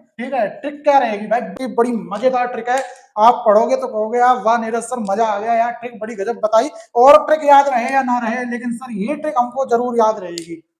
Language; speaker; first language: Hindi; native; Hindi